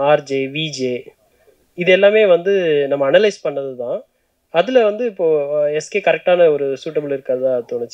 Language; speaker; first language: Tamil; native; Tamil